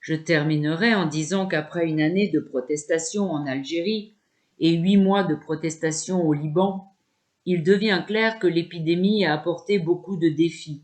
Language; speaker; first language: French; non-native, local second language; Arabic